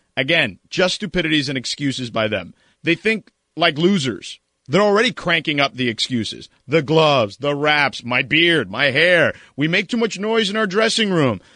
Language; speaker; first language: English; early bilingual, other home language; Spanish